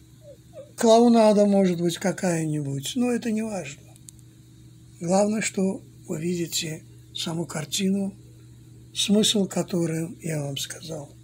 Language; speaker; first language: Russian; non-native, fluent; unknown